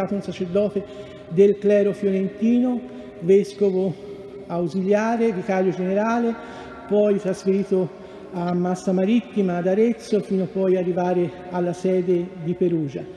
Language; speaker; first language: Italian; native; Italian